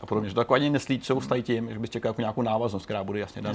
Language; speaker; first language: Czech; native; Czech